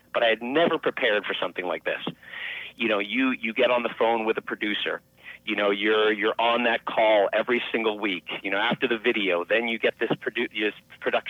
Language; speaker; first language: English; native; English